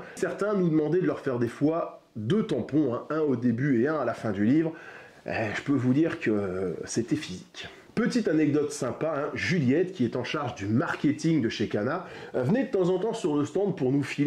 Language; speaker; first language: French; native; French